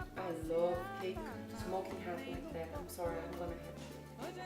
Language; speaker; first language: English; non-native, fluent; Portuguese